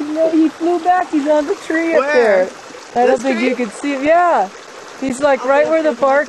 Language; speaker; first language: English; native; English